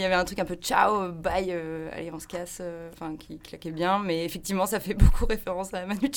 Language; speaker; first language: French; native; French